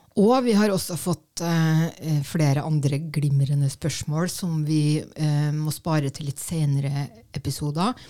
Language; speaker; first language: Norwegian; native; Norwegian